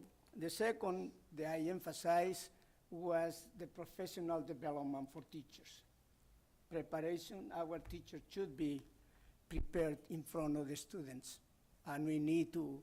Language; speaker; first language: English; non-native, fluent; Spanish